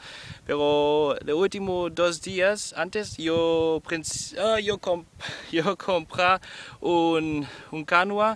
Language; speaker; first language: Spanish; non-native, learner; German